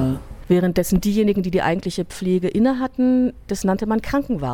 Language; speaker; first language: German; native; German